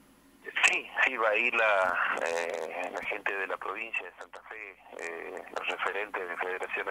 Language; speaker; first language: Spanish; native; Spanish